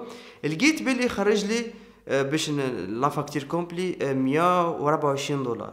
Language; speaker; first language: Arabic; native; Arabic